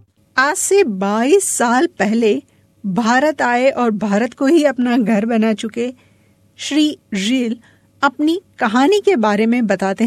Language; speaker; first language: Hindi; native; Hindi